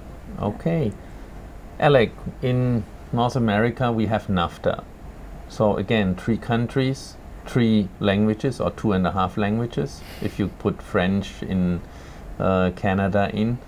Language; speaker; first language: English; non-native, fluent; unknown